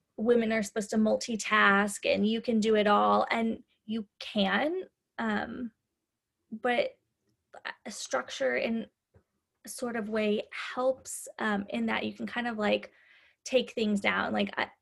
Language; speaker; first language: English; native; English